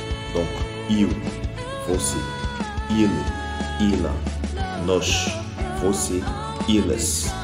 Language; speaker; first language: Portuguese; non-native, fluent; French